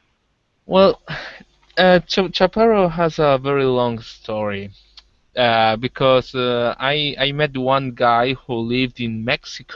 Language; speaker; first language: English; non-native, learner; Spanish